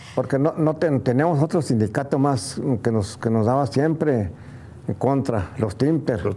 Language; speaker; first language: Spanish; native; Spanish